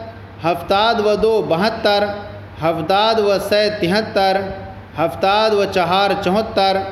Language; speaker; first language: Persian; non-native, fluent; Urdu